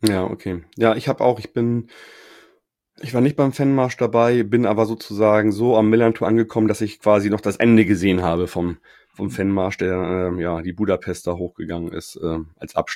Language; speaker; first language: German; native; German